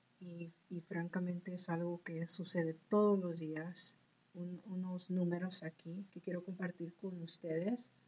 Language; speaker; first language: Spanish; early bilingual, heritage; Spanish